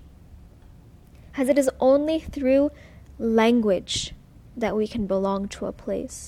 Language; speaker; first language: English; early bilingual, other home language; Marathi